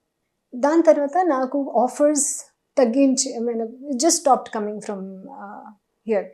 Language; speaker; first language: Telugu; non-native, local second language; Hindi